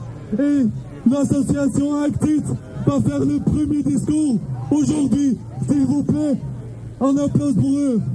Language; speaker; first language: French; non-native, local second language; Turkish